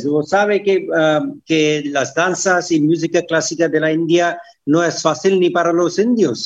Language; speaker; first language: Spanish; non-native, fluent; Hindi